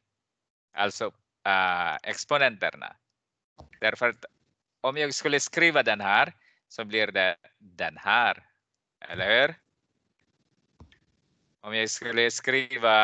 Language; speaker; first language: Swedish; non-native, fluent; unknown